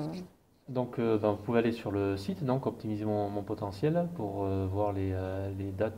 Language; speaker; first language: French; native; French